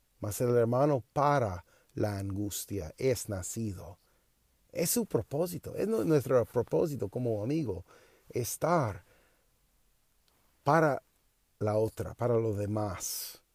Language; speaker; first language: Spanish; non-native, learner; English